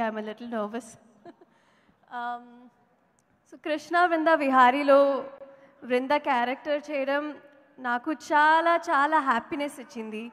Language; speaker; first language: Telugu; non-native, learner; Hindi